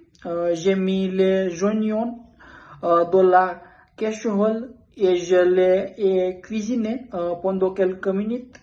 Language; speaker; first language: French; non-native, learner; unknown